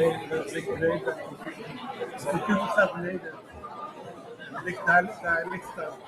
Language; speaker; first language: Dutch; non-native, learner; Indonesian